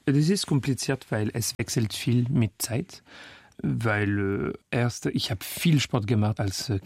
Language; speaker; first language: German; non-native, fluent; French